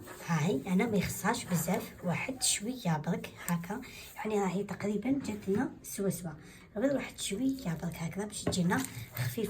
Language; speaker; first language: Arabic; native; Arabic